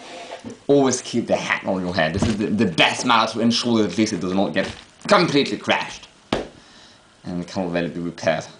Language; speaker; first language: English; non-native, fluent; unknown